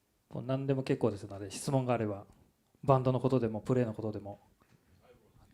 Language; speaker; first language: Japanese; native; Japanese